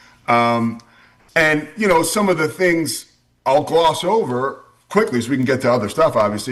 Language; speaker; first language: English; native; English